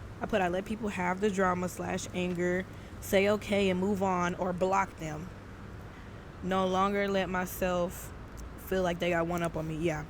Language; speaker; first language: English; native; English